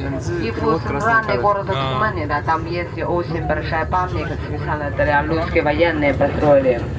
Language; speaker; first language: Russian; non-native, learner; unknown